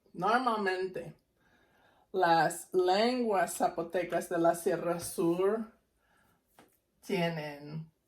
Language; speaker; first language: Spanish; non-native, fluent; English